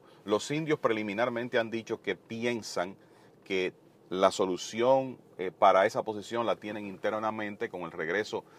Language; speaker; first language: Spanish; native; Spanish